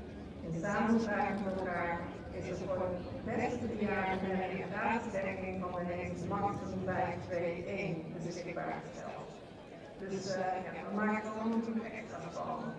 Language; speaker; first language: Dutch; native; Dutch